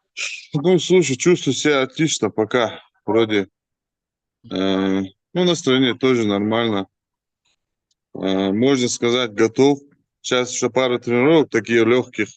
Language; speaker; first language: Russian; native; Russian